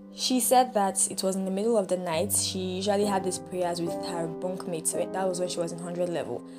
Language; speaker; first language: English; non-native, local second language; Yoruba